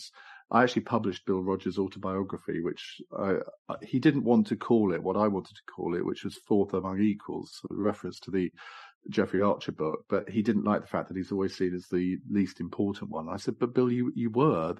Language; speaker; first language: English; native; English